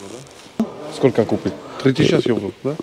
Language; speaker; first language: Russian; non-native, learner; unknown